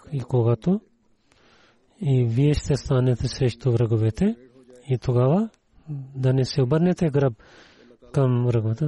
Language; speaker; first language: Bulgarian; non-native, learner; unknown